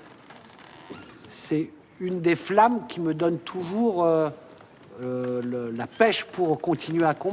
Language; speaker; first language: French; early bilingual, other home language; Arabic